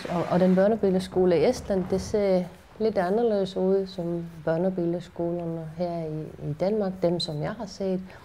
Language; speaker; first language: Danish; non-native, fluent; Estonian